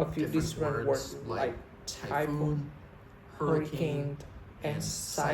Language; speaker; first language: English; non-native, learner; Vietnamese